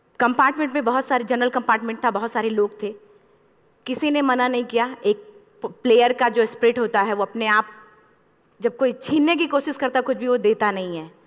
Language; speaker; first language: Hindi; native; Hindi